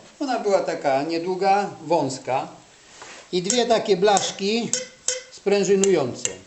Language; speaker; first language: Polish; native; Polish